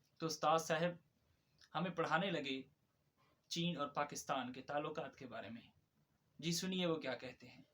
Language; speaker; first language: Urdu; non-native, local second language; Saraiki